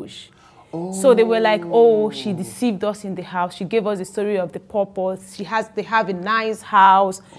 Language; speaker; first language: English; non-native, local second language; Igbo